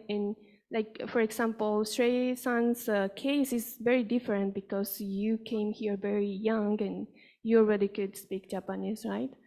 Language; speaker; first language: English; non-native, fluent; Spanish